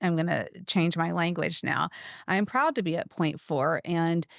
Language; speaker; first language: English; native; English